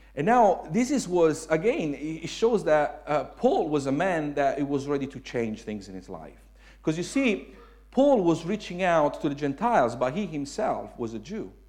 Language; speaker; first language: English; non-native, fluent; Italian